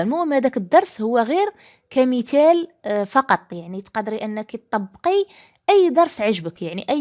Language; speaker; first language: Arabic; native; Arabic